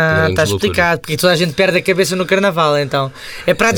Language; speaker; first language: Portuguese; native; Portuguese